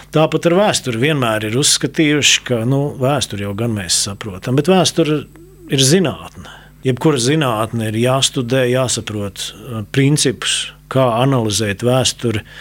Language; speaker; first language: Latvian; native; Latvian